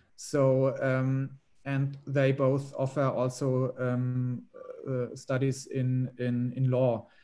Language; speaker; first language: English; non-native, fluent; German